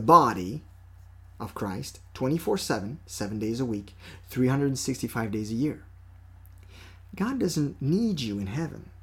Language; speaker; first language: English; non-native, fluent; French